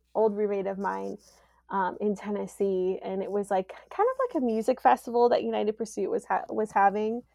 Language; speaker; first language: English; native; English